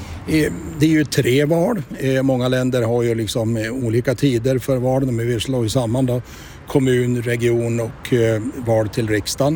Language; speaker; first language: Swedish; native; Swedish